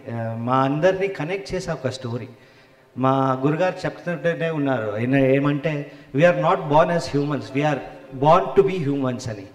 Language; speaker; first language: Telugu; non-native, learner; Kannada